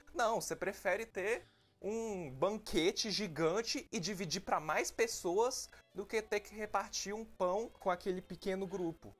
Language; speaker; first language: Portuguese; native; Portuguese